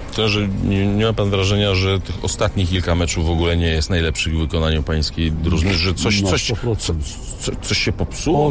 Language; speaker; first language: Polish; native; Polish